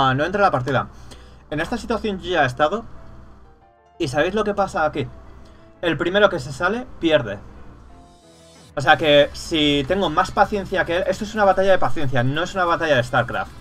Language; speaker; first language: Spanish; native; Spanish